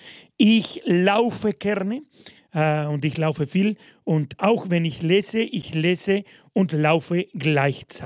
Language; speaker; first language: German; non-native, fluent; Spanish